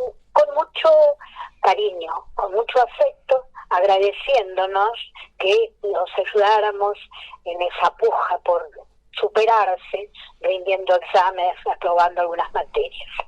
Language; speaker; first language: Spanish; native; Spanish